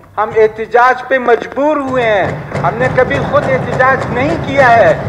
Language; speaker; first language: Urdu; non-native, local second language; Pashto